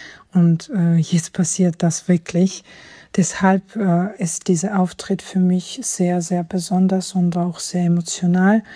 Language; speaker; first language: German; non-native, fluent; Georgian